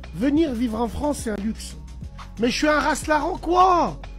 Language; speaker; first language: French; native; French